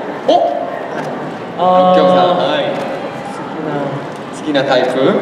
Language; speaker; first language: Japanese; native; Japanese